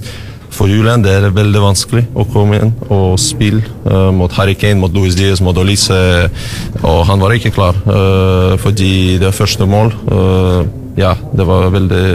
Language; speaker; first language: Norwegian; non-native, learner; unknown